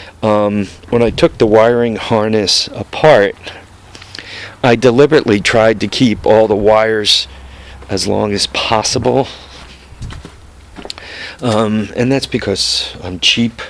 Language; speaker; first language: English; native; English